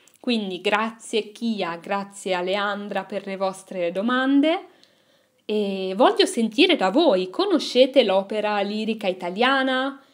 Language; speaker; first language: Italian; native; Italian